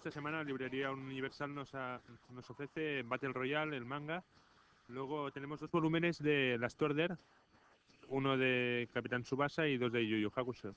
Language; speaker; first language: Spanish; native; Spanish